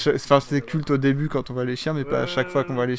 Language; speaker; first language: French; native; French